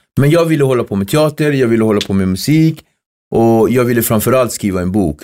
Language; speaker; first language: Swedish; early bilingual, other home language; Kabuverdianu